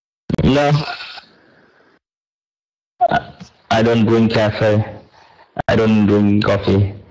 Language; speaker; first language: English; non-native, learner; Vietnamese